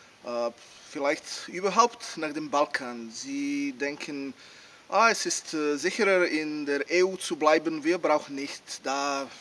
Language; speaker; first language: German; non-native, fluent; Serbian